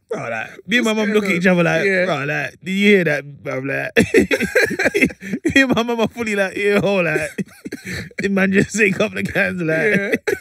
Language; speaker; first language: English; native; English